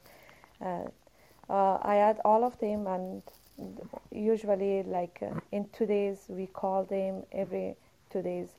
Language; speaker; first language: English; non-native, fluent; Persian